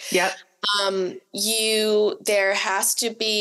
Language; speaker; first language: English; native; English